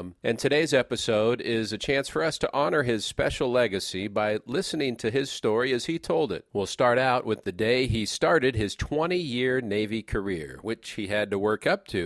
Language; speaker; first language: English; native; English